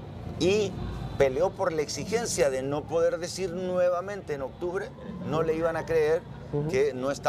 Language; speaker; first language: Spanish; native; Spanish